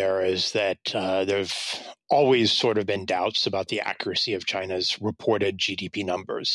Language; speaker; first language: English; native; English